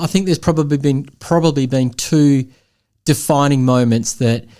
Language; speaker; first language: English; native; English